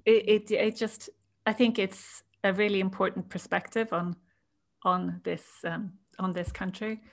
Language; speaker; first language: English; native; English